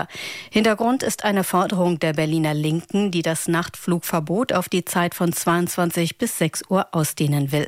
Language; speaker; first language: German; native; German